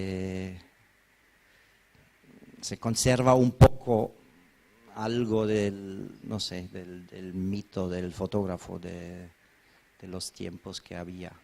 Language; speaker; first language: Spanish; non-native, fluent; German